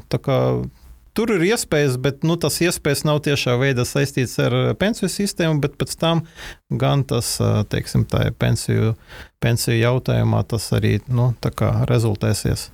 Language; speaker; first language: Latvian; non-native, local second language; Russian